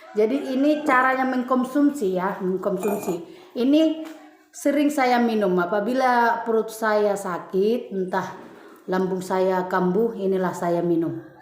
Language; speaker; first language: Indonesian; non-native, local second language; Batak Toba